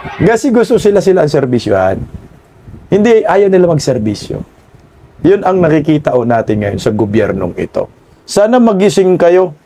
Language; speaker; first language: Filipino; non-native, local second language; Cebuano